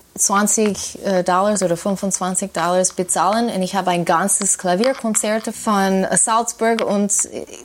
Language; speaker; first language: German; non-native, fluent; English